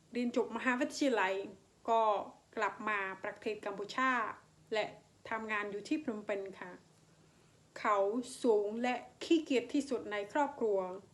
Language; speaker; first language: Thai; non-native, learner; Khmer